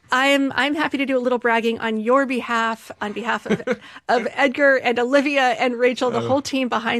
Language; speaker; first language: English; native; English